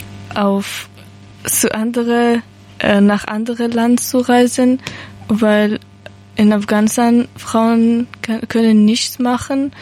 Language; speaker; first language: German; non-native, learner; Persian